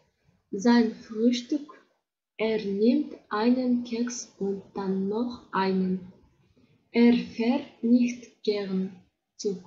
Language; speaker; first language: German; non-native, learner; Kyrgyz